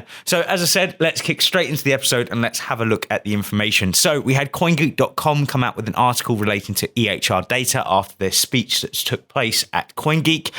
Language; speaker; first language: English; native; English